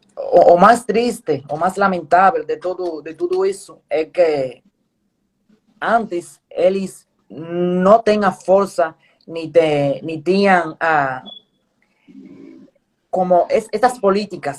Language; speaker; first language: Portuguese; non-native, fluent; Spanish